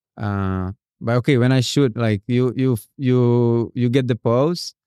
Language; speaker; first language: English; non-native, fluent; Czech